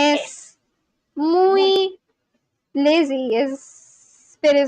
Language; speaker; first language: Spanish; non-native, learner; Bangla